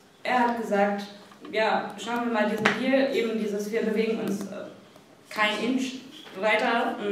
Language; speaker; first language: German; native; German